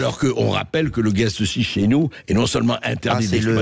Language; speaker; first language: French; native; French